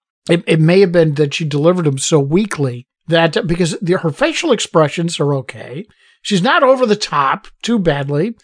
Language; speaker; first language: English; native; English